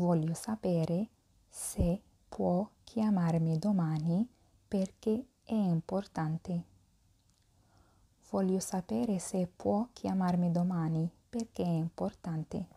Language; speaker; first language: Italian; non-native, fluent; Arabic